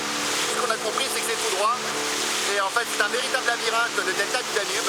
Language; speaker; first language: French; native; French